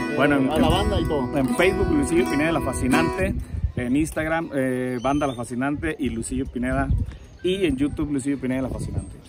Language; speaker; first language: Spanish; native; Spanish